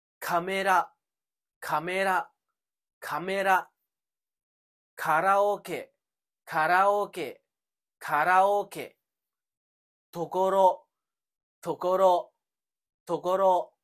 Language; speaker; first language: Japanese; non-native, fluent; Khmer